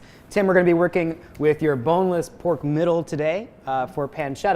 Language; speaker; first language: English; native; English